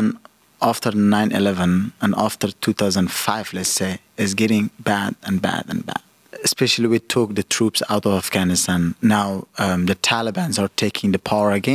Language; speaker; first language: English; non-native, fluent; Persian